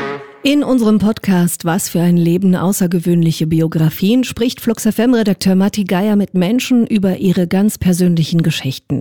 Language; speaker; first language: German; native; German